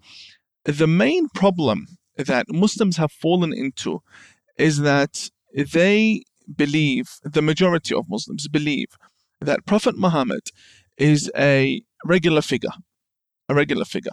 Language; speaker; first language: English; native; English